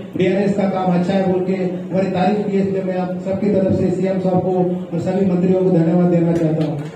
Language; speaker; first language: Hindi; non-native, local second language; Telugu